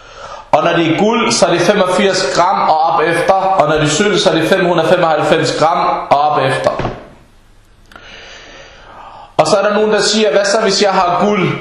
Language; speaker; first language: Danish; early bilingual, other home language; Arabic